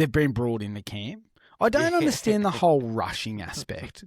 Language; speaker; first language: English; native; English